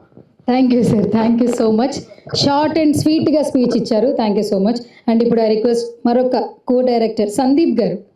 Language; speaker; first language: Telugu; native; Telugu